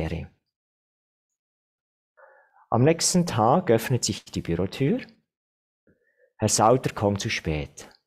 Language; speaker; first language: German; non-native, fluent; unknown